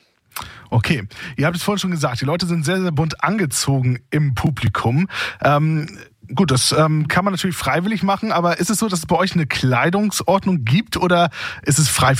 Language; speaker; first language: German; native; German